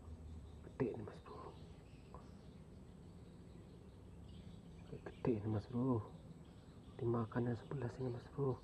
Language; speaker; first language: Indonesian; native; Indonesian